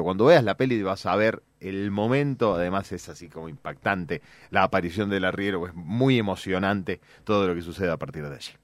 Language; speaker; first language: Spanish; native; Spanish